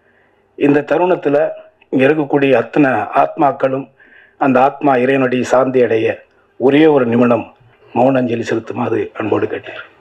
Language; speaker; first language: Tamil; native; Tamil